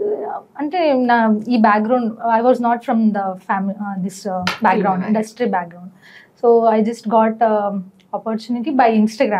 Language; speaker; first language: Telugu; non-native, learner; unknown